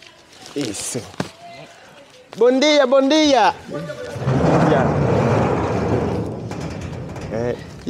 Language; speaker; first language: Portuguese; non-native, fluent; Vietnamese